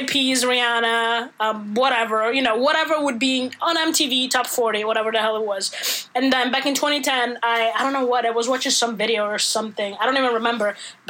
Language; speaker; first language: English; non-native, fluent; Italian